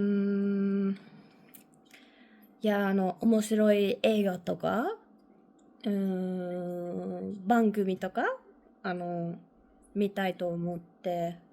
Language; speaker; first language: Japanese; non-native, learner; English